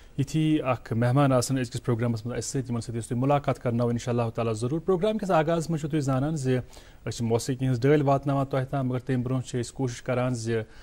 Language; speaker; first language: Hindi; non-native, local second language; Kashmiri